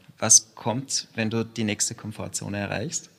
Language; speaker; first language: German; native; German